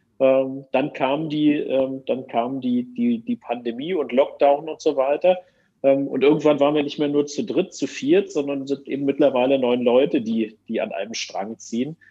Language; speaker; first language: German; native; German